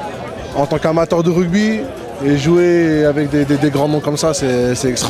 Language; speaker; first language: French; native; French